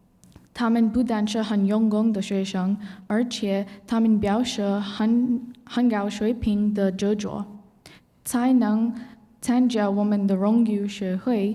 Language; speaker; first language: Chinese; non-native, learner; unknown